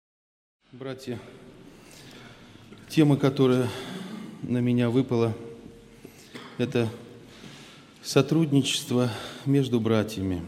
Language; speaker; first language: Russian; native; Russian